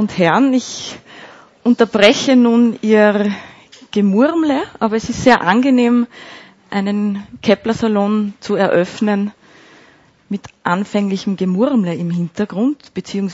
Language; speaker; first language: German; native; German